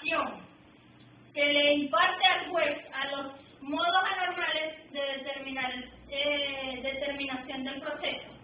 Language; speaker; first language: Spanish; native; Spanish